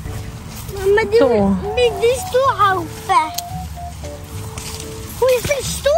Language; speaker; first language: Swedish; early bilingual, other home language; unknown